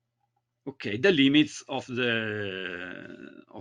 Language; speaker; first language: English; non-native, learner; Italian